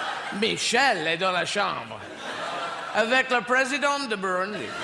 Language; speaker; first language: French; non-native, learner; English